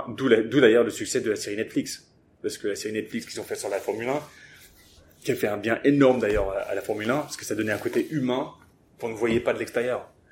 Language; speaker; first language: French; early bilingual, other home language; English